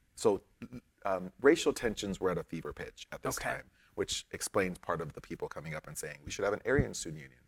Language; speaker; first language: English; native; English